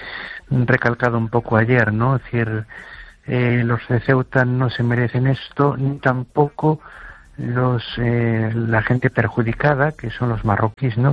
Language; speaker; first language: Spanish; native; Spanish